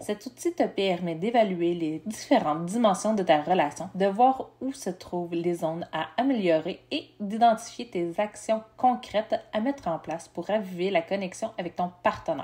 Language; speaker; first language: French; native; French